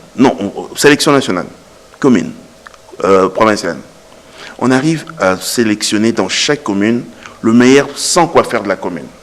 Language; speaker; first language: French; non-native, local second language; Lingala